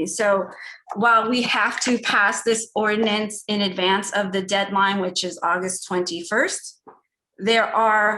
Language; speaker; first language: English; early bilingual, other home language; Spanish